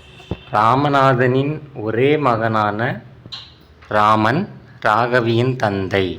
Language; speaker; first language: Tamil; native; Tamil